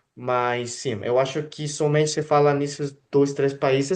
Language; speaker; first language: Portuguese; non-native, fluent; Spanish